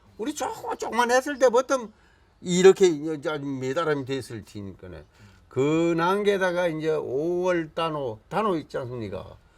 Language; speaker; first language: Korean; native; Korean